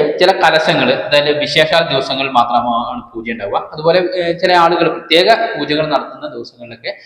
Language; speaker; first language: Malayalam; native; Malayalam